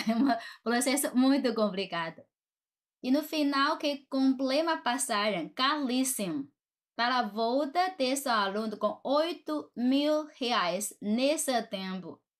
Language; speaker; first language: Portuguese; non-native, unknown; Chinese